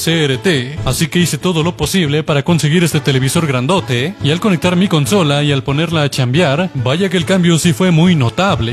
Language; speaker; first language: Spanish; native; Spanish